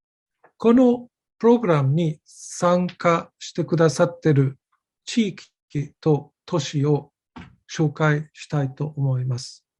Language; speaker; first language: Japanese; non-native, fluent; German